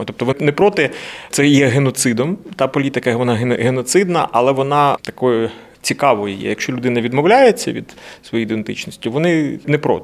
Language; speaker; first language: Ukrainian; native; Ukrainian